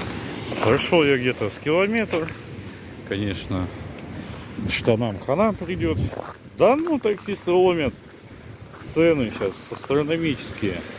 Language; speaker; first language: Russian; native; Russian